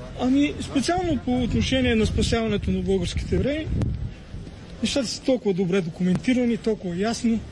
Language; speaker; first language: Bulgarian; native; Bulgarian